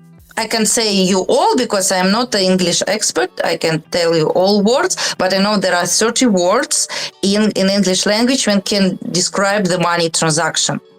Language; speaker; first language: English; non-native, learner; Russian